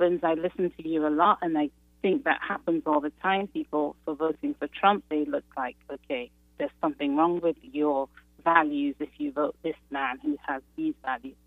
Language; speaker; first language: English; non-native, local second language; Yoruba